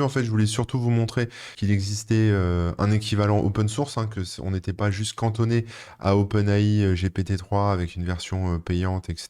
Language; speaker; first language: French; native; French